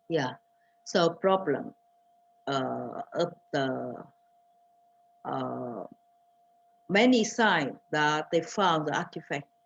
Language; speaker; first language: English; non-native, fluent; Vietnamese